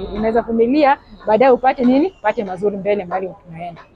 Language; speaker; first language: Swahili; non-native, local second language; Luyia